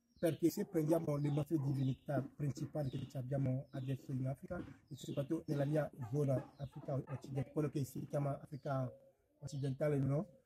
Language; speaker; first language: Italian; non-native, fluent; Ewe